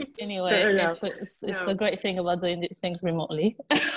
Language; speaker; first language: English; non-native, fluent; Japanese